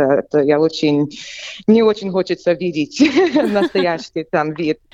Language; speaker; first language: Russian; early bilingual, heritage; English